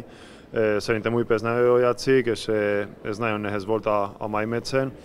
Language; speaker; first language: Hungarian; non-native, learner; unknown